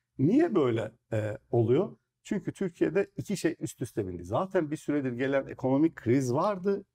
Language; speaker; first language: Turkish; native; Turkish